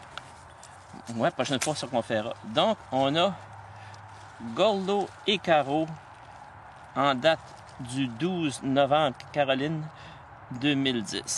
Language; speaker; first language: French; native; French